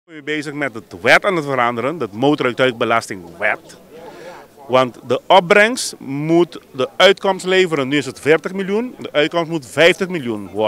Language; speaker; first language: Dutch; non-native, local second language; Papiamento